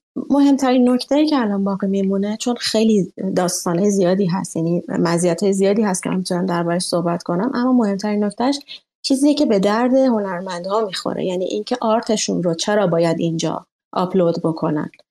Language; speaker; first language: Persian; native; Persian